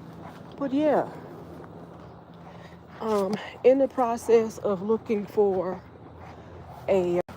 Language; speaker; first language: English; native; English